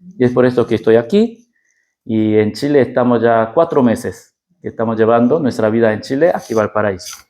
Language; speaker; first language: Spanish; early bilingual, other home language; Korean